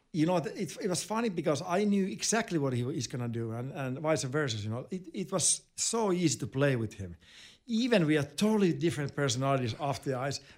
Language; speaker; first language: English; non-native, fluent; Finnish